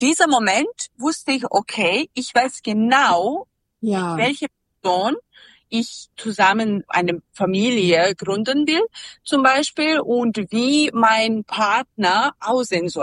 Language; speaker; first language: German; non-native, fluent; Serbian